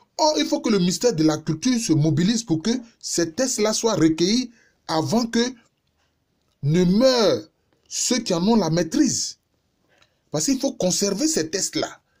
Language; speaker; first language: French; non-native, local second language; Baoulé